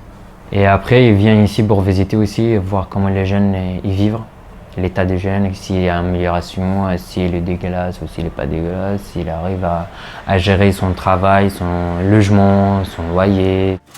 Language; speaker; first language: French; non-native, fluent; Arabic